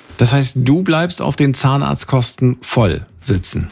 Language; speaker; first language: German; native; German